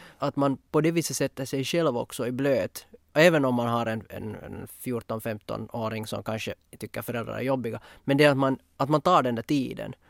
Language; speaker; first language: Swedish; native; Swedish